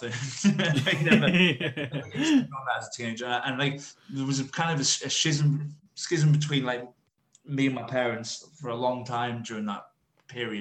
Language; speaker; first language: English; native; English